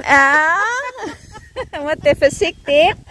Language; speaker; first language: Swedish; non-native, learner; Thai